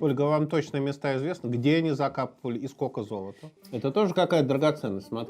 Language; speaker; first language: Russian; native; Russian